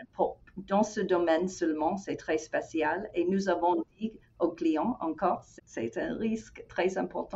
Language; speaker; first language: French; non-native, fluent; English